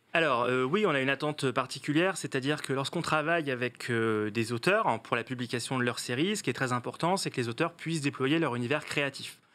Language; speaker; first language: French; native; French